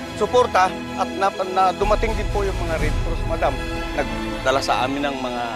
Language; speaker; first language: Filipino; non-native, local second language; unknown